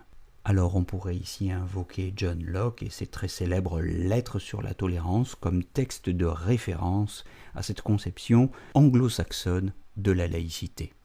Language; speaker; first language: French; native; French